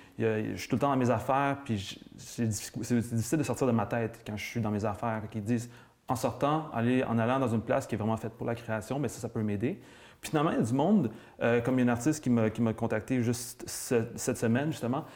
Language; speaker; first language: French; native; French